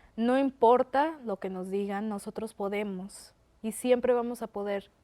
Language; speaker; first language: Spanish; early bilingual, heritage; Spanish